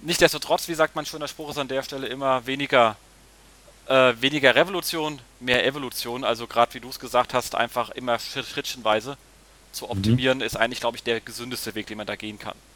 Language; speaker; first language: German; native; German